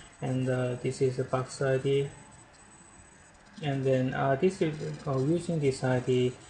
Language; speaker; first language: English; non-native, learner; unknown